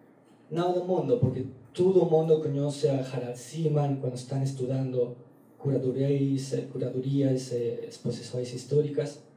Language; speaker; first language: Portuguese; non-native, learner; Galician